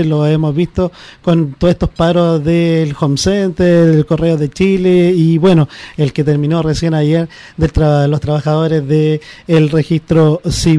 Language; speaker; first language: Spanish; native; Spanish